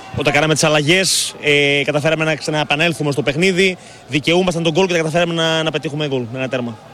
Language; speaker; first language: Greek; native; Greek